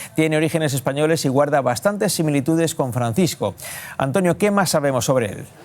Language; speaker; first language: Spanish; native; Spanish